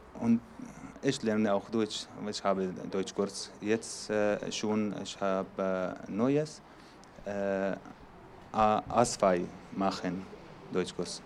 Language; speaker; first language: German; non-native, learner; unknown